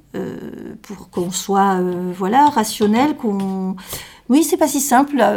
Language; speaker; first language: French; native; French